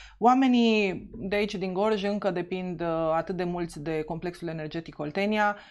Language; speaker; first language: Romanian; native; Romanian